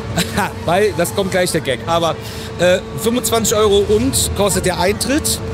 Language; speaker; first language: German; native; German